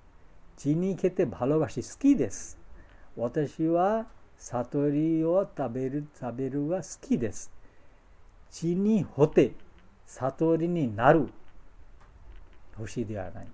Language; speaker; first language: Japanese; non-native, fluent; Bangla